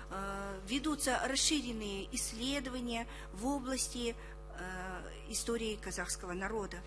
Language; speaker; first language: Russian; native; Russian